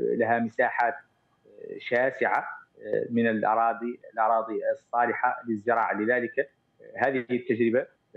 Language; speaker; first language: Arabic; native; Arabic